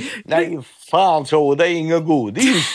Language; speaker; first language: Swedish; non-native, fluent; Dutch